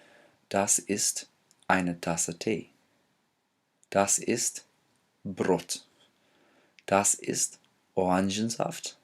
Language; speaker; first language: German; non-native, fluent; English